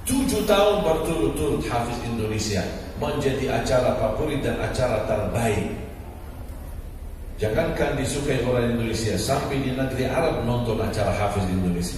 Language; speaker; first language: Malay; non-native, fluent; Arabic